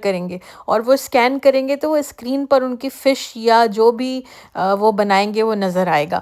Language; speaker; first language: Urdu; native; Urdu